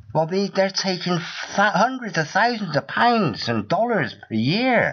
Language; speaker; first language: English; native; English